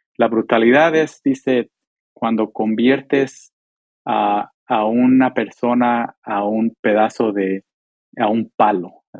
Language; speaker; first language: Spanish; early bilingual, heritage; Spanish